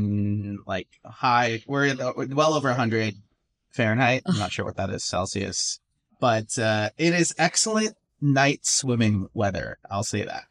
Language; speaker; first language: English; native; English